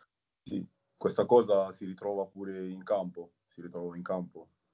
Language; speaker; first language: Italian; non-native, fluent; French